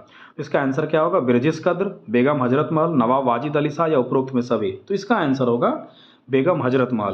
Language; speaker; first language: Hindi; native; Hindi